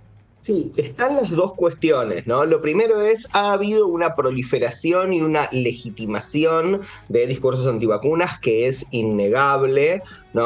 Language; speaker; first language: Spanish; native; Spanish